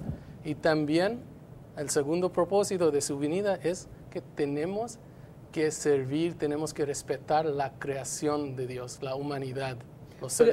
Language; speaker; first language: Spanish; non-native, fluent; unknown